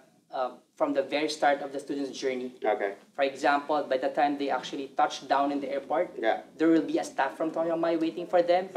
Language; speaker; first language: English; non-native, local second language; Filipino